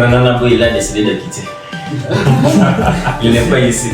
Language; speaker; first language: French; non-native, learner; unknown